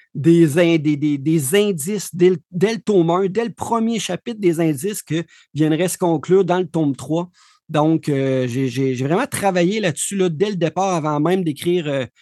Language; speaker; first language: French; native; French